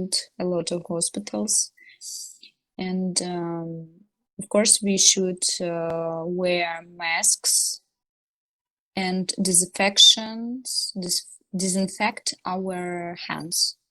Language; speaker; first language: English; non-native, learner; Russian